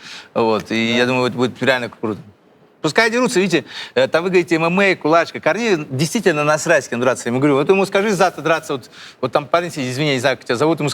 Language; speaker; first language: Russian; native; Russian